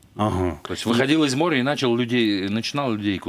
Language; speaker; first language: Russian; native; Russian